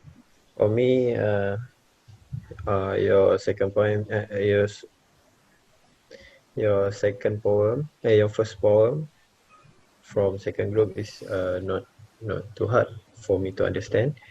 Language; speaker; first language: English; non-native, learner; Malay